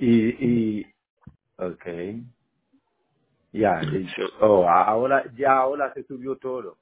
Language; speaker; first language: Spanish; non-native, learner; Haitian Creole